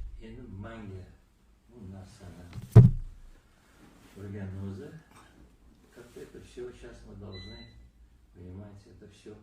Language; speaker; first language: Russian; non-native, local second language; Uzbek